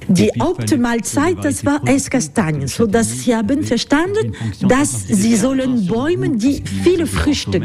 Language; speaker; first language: German; non-native, learner; French